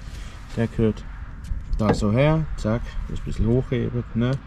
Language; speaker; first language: German; native; German